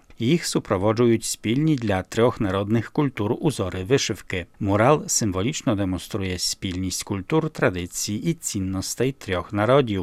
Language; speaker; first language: Ukrainian; native; Ukrainian